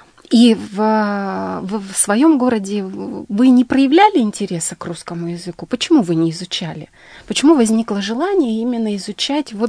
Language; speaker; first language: Russian; native; Russian